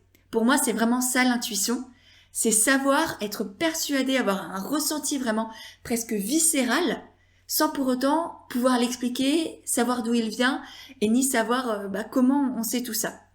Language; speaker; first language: French; native; French